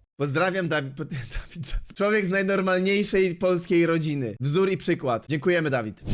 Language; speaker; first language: Polish; native; Polish